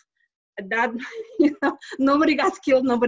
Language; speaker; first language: English; non-native, fluent; Lithuanian